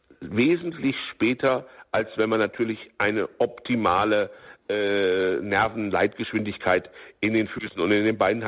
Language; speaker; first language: German; native; German